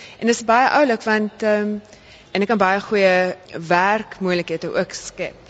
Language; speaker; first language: Afrikaans; early bilingual, heritage; Afrikaans